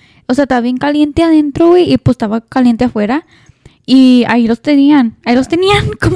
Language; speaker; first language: Spanish; early bilingual, heritage; Spanish